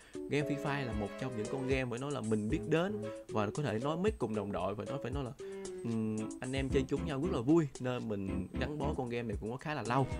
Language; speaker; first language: Vietnamese; non-native, local second language; Chinese